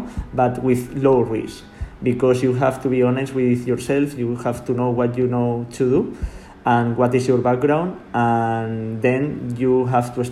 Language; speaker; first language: English; non-native, learner; Spanish